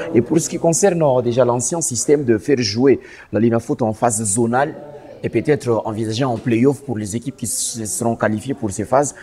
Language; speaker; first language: French; non-native, local second language; Swahili